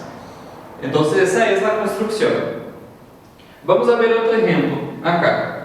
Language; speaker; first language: Spanish; non-native, fluent; Portuguese